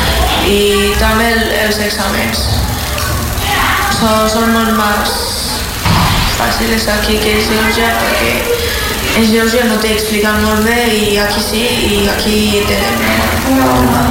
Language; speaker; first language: Catalan; non-native, learner; Georgian